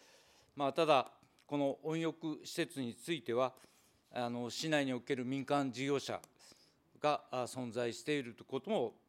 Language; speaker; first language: Japanese; native; Japanese